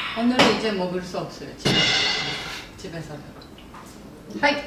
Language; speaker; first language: Korean; non-native, learner; Japanese